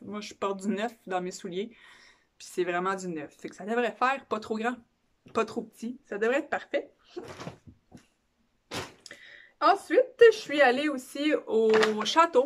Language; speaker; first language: French; native; French